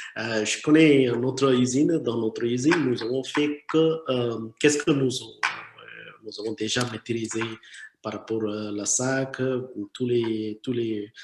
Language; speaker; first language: French; non-native, learner; Tamil